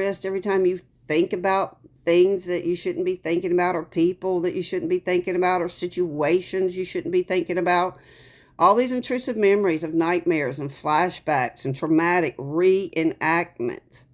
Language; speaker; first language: English; native; English